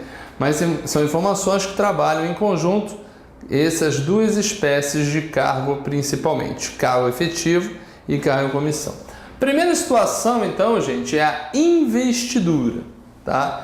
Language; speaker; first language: Portuguese; native; Portuguese